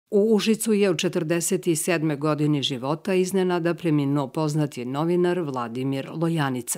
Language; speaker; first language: Serbian; native; Serbian